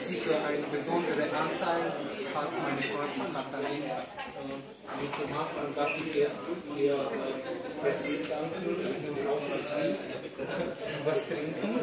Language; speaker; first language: German; non-native, learner; Hungarian